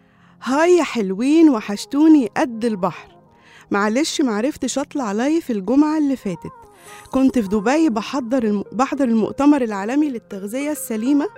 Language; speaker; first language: Arabic; native; Arabic